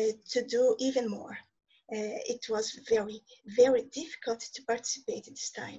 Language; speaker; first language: English; non-native, learner; Portuguese